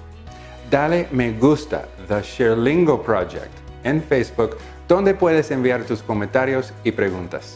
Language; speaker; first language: Spanish; non-native, fluent; English